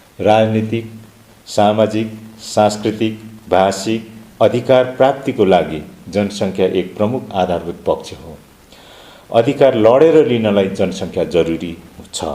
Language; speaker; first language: Nepali; non-native, local second language; Limburgish